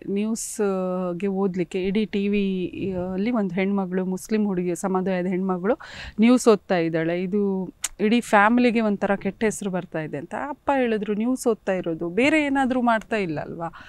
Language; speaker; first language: Kannada; native; Kannada